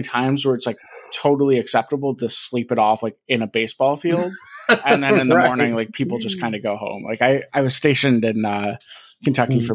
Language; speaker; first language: English; native; English